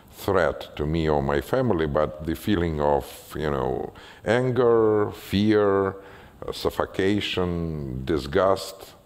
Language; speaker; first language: English; non-native, fluent; Russian